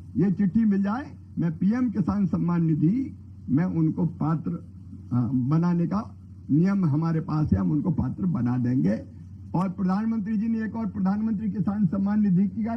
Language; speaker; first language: Hindi; native; Hindi